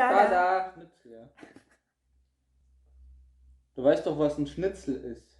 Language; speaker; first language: German; native; German